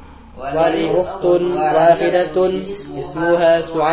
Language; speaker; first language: Arabic; non-native, learner; Indonesian